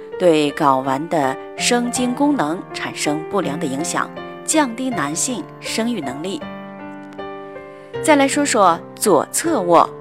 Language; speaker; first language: Chinese; native; Chinese